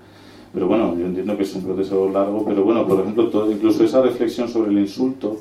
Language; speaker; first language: Spanish; native; Spanish